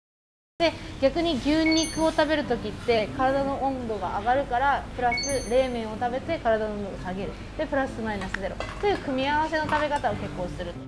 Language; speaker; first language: Japanese; native; Japanese